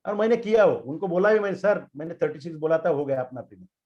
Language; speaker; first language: Hindi; non-native, local second language; Marathi